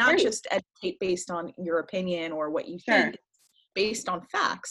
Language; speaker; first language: English; early bilingual, other home language; French